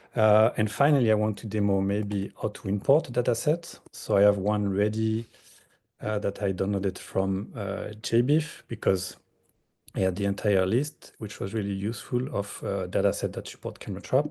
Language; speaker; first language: English; non-native, fluent; French